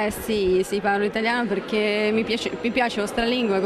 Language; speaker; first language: Italian; non-native, fluent; Serbian